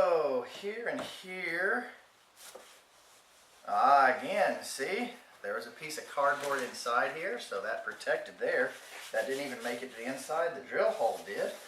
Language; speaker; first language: English; native; English